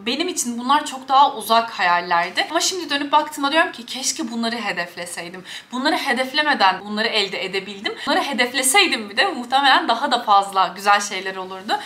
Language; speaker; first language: Turkish; native; Turkish